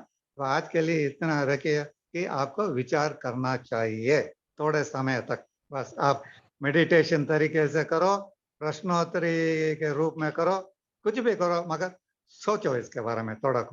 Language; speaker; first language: Hindi; non-native, local second language; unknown